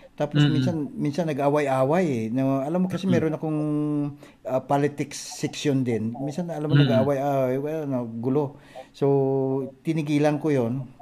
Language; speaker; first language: Filipino; non-native, local second language; Cebuano